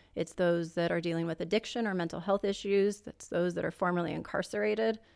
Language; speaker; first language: English; native; English